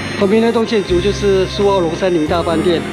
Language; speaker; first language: Chinese; native; Chinese